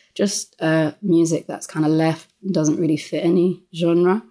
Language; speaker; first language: English; native; English